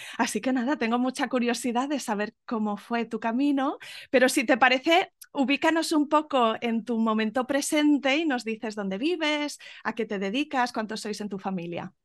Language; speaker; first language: Spanish; native; Spanish